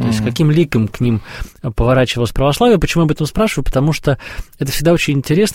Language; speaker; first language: Russian; native; Russian